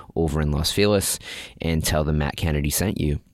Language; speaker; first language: English; native; English